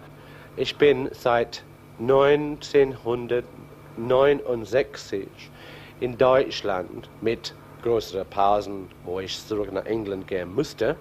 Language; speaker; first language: German; non-native, fluent; English